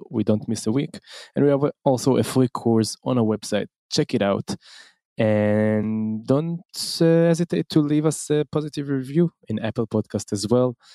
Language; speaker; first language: English; non-native, fluent; Hebrew